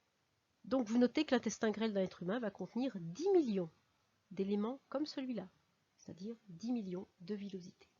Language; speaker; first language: French; native; French